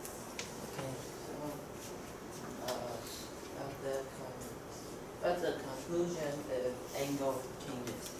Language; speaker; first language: English; non-native, learner; Chinese